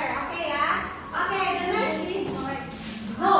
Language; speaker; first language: English; non-native, learner; Indonesian